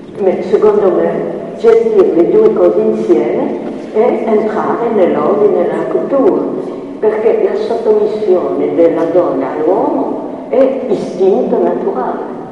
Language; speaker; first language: Italian; non-native, fluent; French